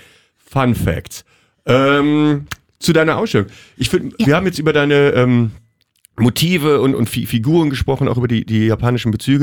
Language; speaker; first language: German; native; German